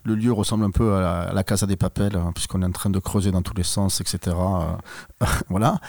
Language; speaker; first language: French; native; French